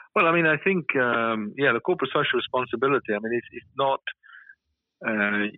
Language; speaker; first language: English; native; English